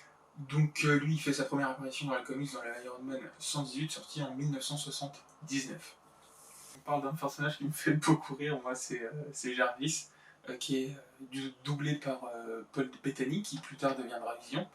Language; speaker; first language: French; native; French